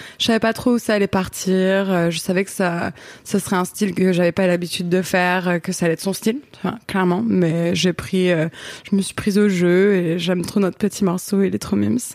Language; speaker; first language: French; native; French